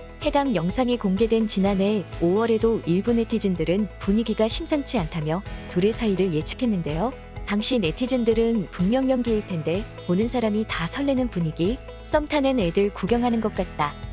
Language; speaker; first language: Korean; native; Korean